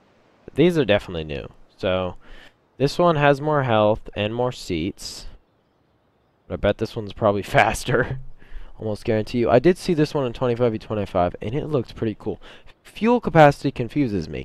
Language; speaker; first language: English; native; English